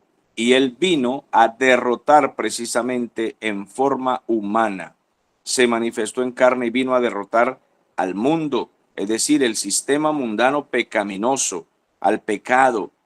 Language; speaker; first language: Spanish; native; Spanish